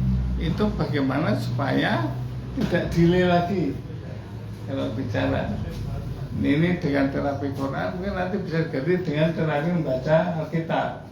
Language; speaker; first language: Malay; non-native, local second language; Javanese